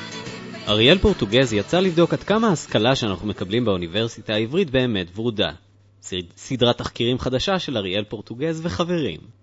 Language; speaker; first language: Hebrew; native; Hebrew